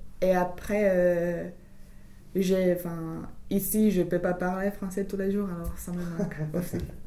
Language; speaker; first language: French; non-native, fluent; English